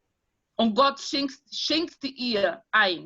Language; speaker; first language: German; non-native, fluent; Portuguese